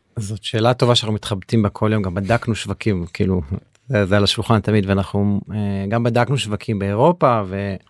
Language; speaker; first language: Hebrew; native; Hebrew